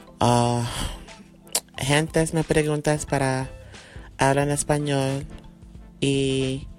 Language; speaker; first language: Spanish; non-native, learner; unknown